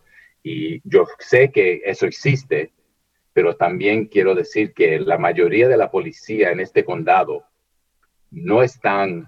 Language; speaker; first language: Spanish; early bilingual, heritage; Spanish